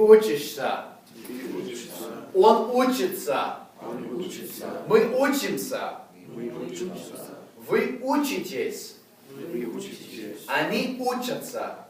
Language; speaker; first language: Russian; non-native, fluent; English